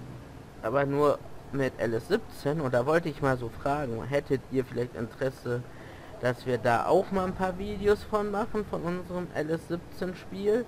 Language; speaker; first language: German; native; German